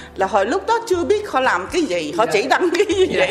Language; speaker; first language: Vietnamese; native; Vietnamese